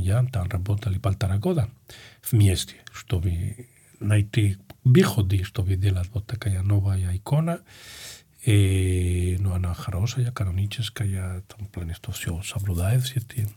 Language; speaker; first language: Russian; non-native, fluent; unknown